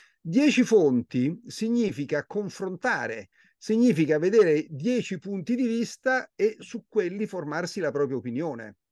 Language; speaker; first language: Italian; native; Italian